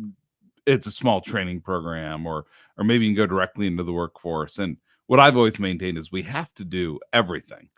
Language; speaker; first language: English; native; English